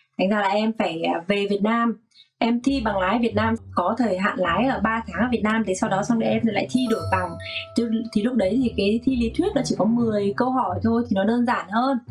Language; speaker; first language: Vietnamese; native; Vietnamese